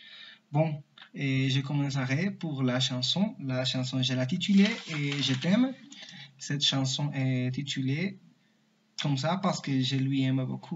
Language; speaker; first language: French; non-native, learner; Spanish